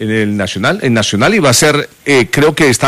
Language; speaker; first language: Spanish; native; Spanish